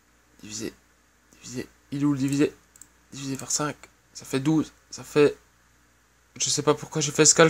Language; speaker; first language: French; native; French